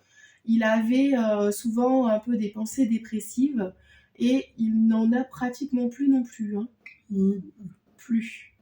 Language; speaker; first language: French; native; French